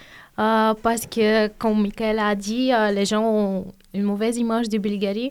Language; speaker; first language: French; non-native, fluent; Bulgarian